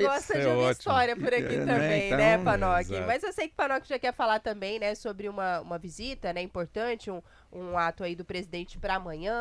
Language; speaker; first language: Portuguese; native; Portuguese